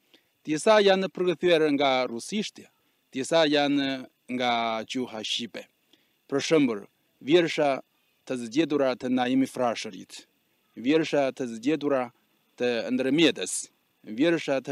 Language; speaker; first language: Albanian; non-native, fluent; Chinese